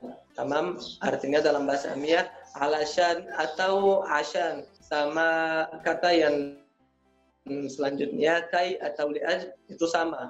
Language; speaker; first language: Indonesian; non-native, learner; Arabic